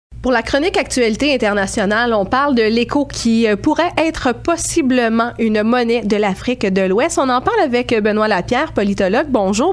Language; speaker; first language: French; native; French